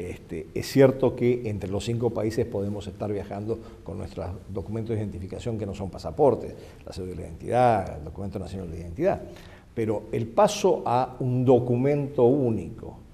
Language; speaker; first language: Spanish; native; Spanish